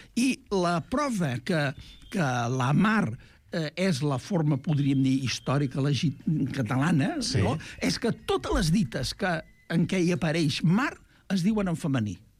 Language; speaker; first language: Catalan; native; Catalan